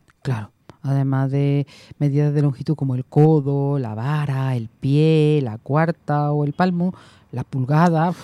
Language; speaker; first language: Spanish; native; Spanish